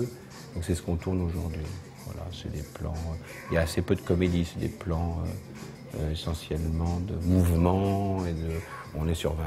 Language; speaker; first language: French; native; French